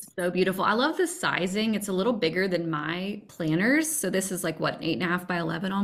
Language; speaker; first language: English; native; English